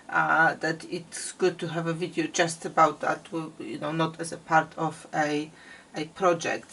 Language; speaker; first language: English; non-native, fluent; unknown